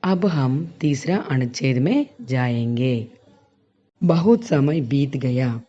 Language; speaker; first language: Hindi; non-native, local second language; Telugu